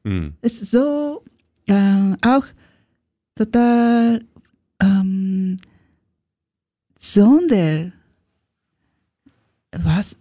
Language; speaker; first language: German; non-native, learner; Japanese